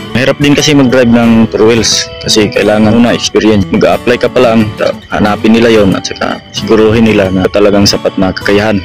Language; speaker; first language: Filipino; non-native, local second language; Cebuano